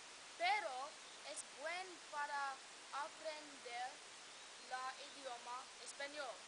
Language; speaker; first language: Spanish; non-native, learner; English